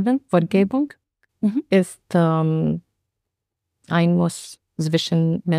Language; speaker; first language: German; non-native, learner; Arabic